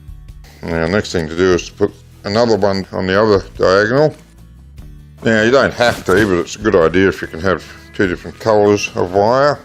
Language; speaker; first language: English; native; English